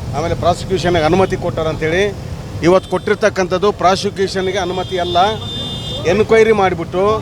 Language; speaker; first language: Kannada; native; Kannada